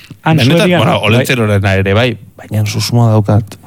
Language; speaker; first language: Basque; native; Basque